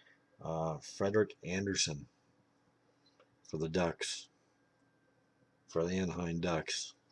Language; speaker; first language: English; native; English